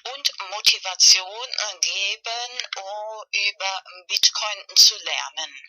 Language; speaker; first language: German; non-native, fluent; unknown